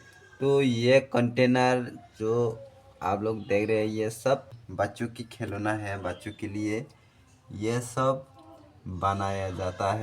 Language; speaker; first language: Hindi; non-native, local second language; Kok Borok